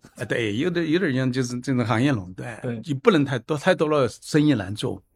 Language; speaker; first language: Chinese; native; Chinese